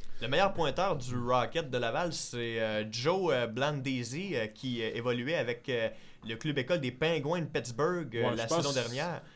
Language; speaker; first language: French; native; French